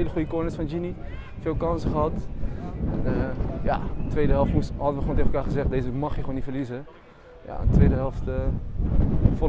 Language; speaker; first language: Dutch; early bilingual, other home language; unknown